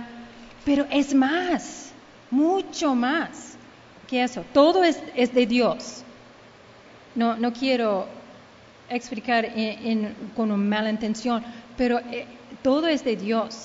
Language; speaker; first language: Spanish; early bilingual, heritage; Spanish